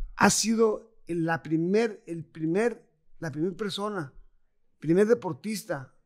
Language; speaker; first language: Spanish; native; Spanish